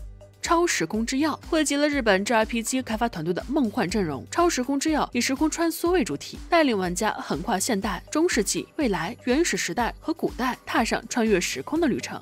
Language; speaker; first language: Chinese; native; Chinese